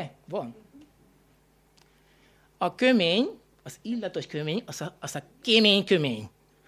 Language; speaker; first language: Hungarian; non-native, learner; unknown